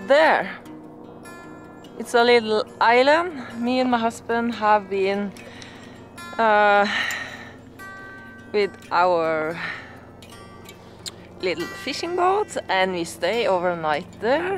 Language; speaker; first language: English; non-native, learner; Norwegian